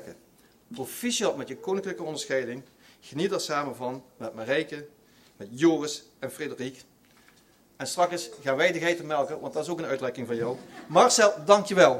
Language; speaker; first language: Dutch; native; Dutch